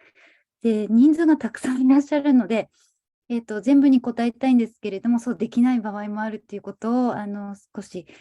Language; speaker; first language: Japanese; native; Japanese